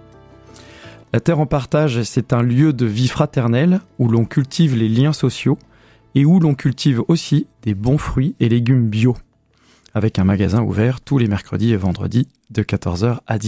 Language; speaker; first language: French; native; French